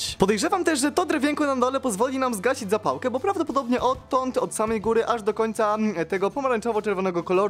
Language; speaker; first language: Polish; native; Polish